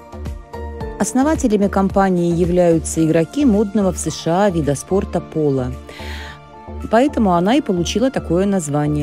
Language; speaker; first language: Russian; native; Russian